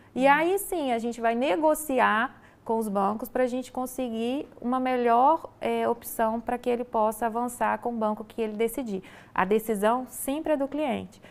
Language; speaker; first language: Portuguese; native; Portuguese